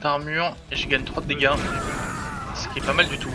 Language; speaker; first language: French; native; French